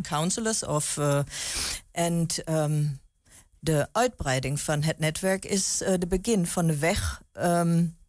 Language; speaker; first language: Dutch; non-native, learner; German